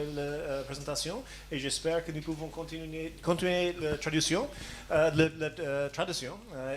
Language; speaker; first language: French; non-native, fluent; English